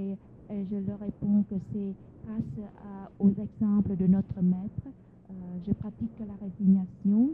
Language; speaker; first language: French; non-native, fluent; Vietnamese